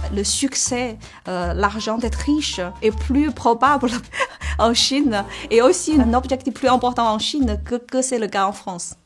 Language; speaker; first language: French; non-native, fluent; Chinese